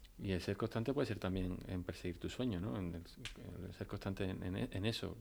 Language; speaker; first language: Spanish; native; Spanish